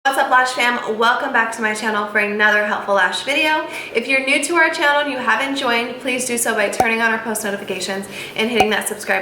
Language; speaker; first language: English; native; English